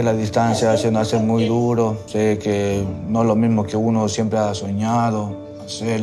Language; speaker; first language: Spanish; native; Spanish